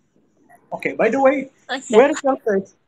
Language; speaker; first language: English; non-native, fluent; Indonesian